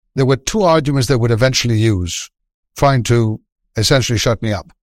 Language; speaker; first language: English; non-native, fluent; Greek